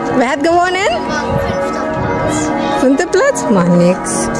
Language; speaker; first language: German; non-native, learner; Indonesian